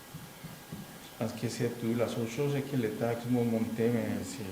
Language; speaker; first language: French; non-native, fluent; Spanish